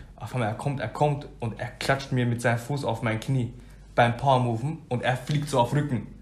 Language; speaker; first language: German; early bilingual, other home language; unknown